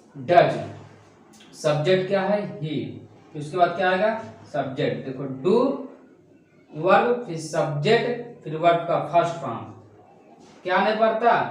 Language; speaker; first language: Hindi; native; Hindi